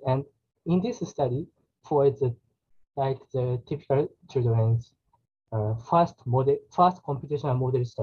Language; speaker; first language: English; non-native, learner; Japanese